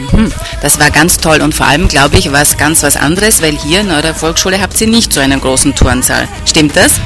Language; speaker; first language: German; native; German